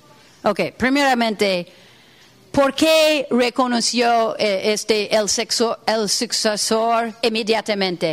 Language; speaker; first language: Spanish; non-native, fluent; English